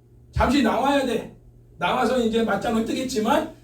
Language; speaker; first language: Korean; native; Korean